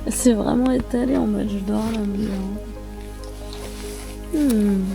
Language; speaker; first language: French; native; French